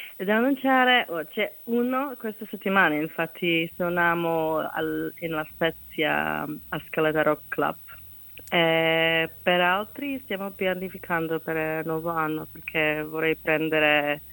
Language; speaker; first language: Italian; non-native, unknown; Czech